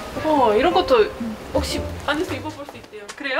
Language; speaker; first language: Korean; non-native, fluent; Italian